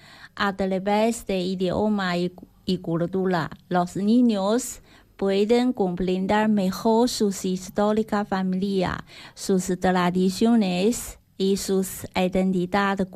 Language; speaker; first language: Spanish; non-native, learner; Chinese